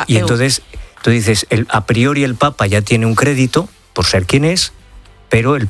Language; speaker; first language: Spanish; native; Spanish